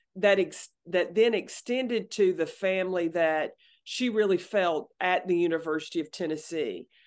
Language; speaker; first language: English; native; English